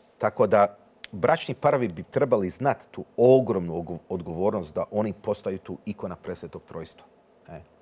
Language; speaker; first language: Croatian; early bilingual, heritage; Croatian